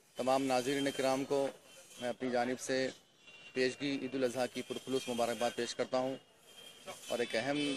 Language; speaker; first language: Urdu; native; Urdu